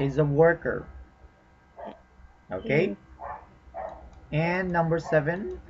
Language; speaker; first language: English; non-native, fluent; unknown